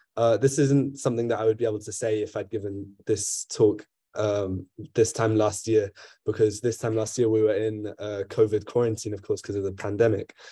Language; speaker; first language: English; native; English